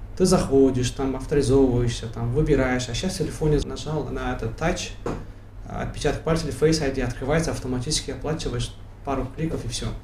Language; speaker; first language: Russian; non-native, local second language; Tajik